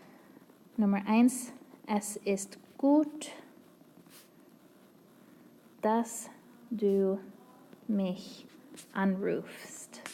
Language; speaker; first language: German; non-native, fluent; English